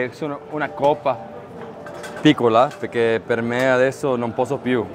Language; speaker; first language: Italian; non-native, learner; English